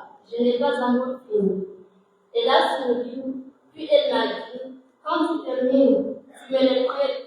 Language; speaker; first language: French; non-native, local second language; Comorian